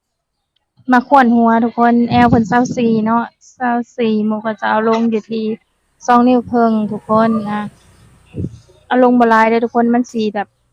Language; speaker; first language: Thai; non-native, local second language; Northeastern Thai